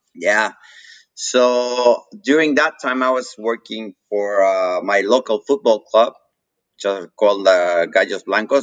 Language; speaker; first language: English; non-native, fluent; Spanish